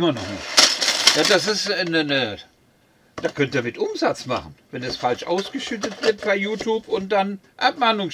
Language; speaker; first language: German; native; German